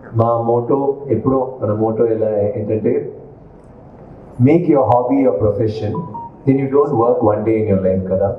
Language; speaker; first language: Telugu; non-native, learner; Tamil